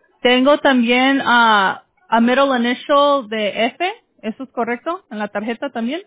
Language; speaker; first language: Spanish; early bilingual, heritage; Spanish